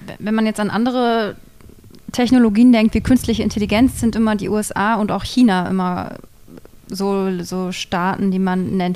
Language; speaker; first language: German; native; German